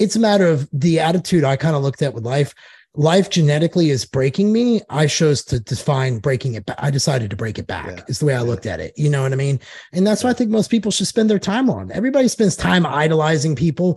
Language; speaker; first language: English; native; English